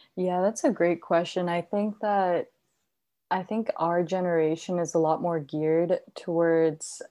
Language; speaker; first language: English; non-native, local second language; Hindi